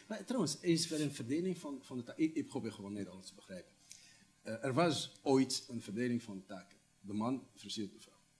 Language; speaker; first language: Dutch; non-native, fluent; Arabic